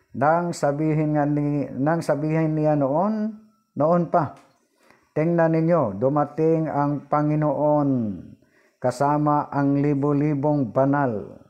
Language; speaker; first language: Filipino; non-native, local second language; Cebuano